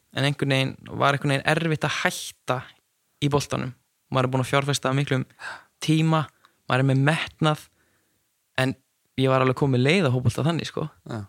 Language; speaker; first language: Icelandic; native; Icelandic